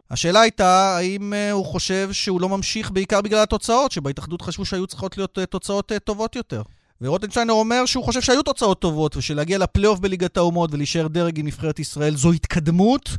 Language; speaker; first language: Hebrew; native; Hebrew